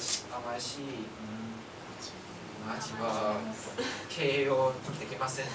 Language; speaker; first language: Japanese; non-native, learner; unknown